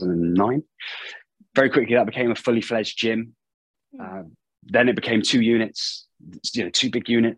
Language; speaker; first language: English; native; English